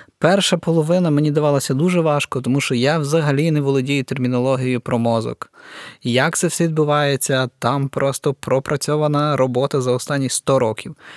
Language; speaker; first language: Ukrainian; native; Ukrainian